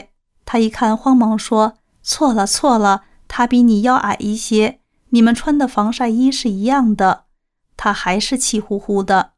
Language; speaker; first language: Chinese; native; Chinese